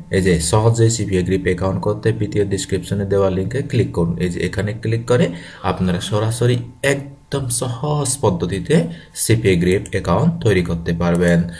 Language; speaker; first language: Bangla; non-native, local second language; Chakma